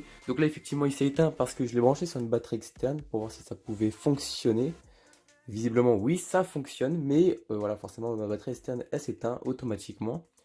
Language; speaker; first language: French; native; French